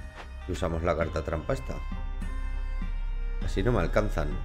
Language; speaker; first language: Spanish; native; Spanish